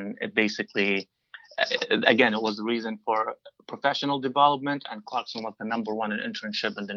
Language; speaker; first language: English; non-native, fluent; Arabic